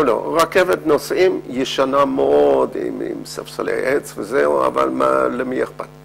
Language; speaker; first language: Hebrew; non-native, fluent; Dutch